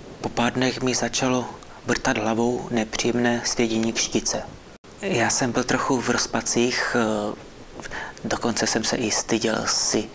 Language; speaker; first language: Czech; native; Czech